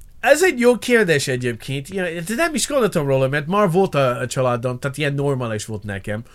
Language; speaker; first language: Hungarian; non-native, learner; English